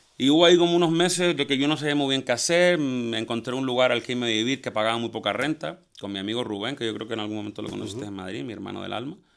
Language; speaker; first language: Spanish; native; Spanish